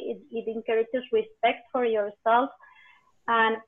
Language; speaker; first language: English; non-native, fluent; Spanish